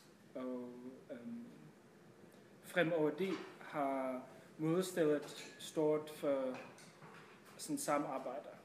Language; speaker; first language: Danish; non-native, fluent; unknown